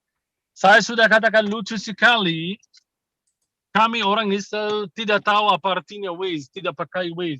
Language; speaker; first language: Indonesian; non-native, fluent; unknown